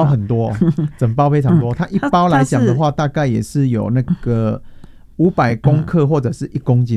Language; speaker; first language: Chinese; native; Chinese